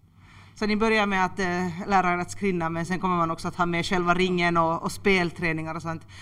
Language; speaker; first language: Swedish; native; Swedish